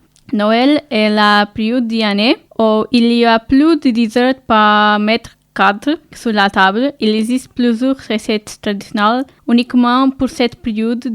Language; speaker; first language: French; non-native, learner; Portuguese